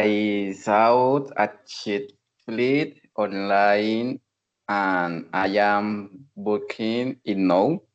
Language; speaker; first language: English; non-native, learner; Spanish